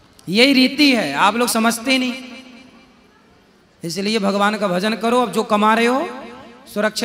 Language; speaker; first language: Hindi; native; Hindi